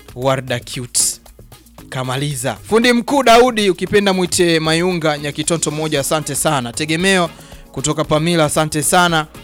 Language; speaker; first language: Swahili; native; Swahili